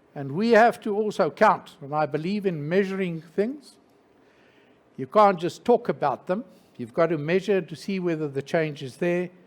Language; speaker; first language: English; non-native, local second language; Afrikaans